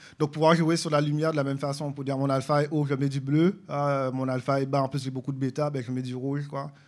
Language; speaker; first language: French; native; French